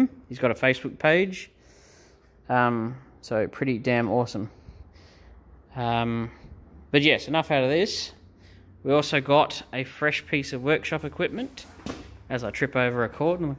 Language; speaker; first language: English; native; English